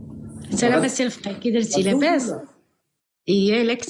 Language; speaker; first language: Arabic; native; Arabic